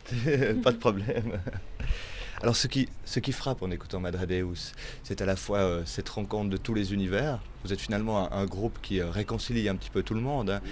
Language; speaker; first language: French; native; French